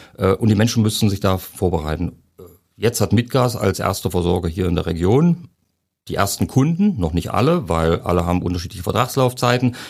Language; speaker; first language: German; native; German